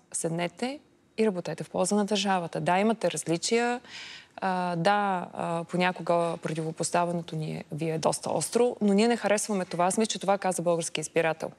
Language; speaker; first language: Bulgarian; native; Bulgarian